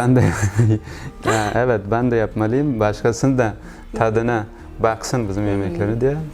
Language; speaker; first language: Turkish; non-native, learner; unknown